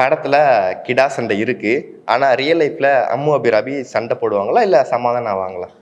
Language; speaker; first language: Tamil; native; Tamil